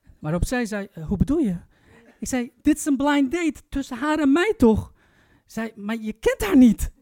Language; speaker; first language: Dutch; early bilingual, other home language; Turkish